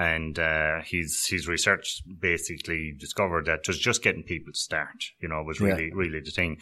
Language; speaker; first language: English; native; English